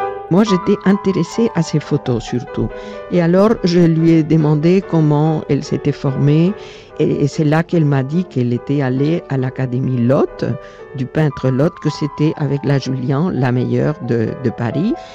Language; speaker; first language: French; non-native, fluent; Catalan